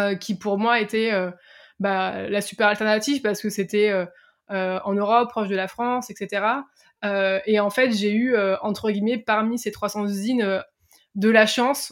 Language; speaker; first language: French; native; French